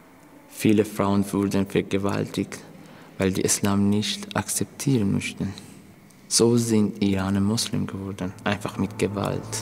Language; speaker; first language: German; non-native, learner; Persian